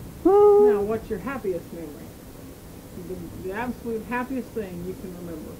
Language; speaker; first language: English; native; English